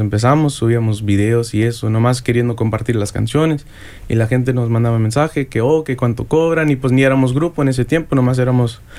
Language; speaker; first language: Spanish; early bilingual, heritage; Spanish